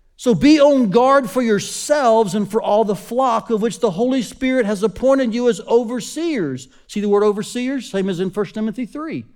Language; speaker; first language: English; native; English